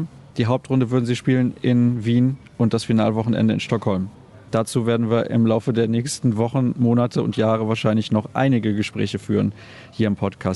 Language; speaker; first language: German; native; German